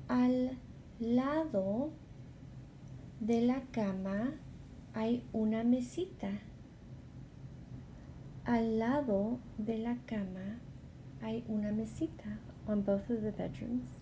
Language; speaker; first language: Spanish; non-native, fluent; English